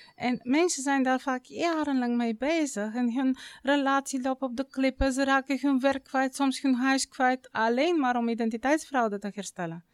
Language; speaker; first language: Dutch; non-native, fluent; Bulgarian